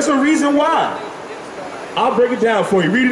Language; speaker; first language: English; native; English